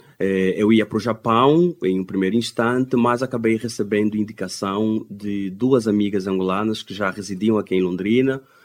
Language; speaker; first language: Portuguese; non-native, local second language; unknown